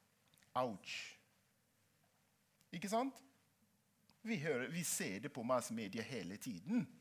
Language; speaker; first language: Norwegian; non-native, learner; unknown